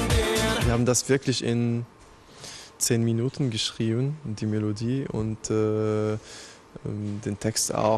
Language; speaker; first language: German; non-native, fluent; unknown